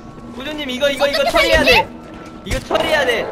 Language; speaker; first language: Korean; native; Korean